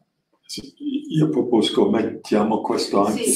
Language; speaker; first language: Italian; non-native, learner; French